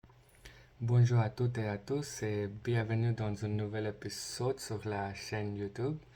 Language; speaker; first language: French; non-native, learner; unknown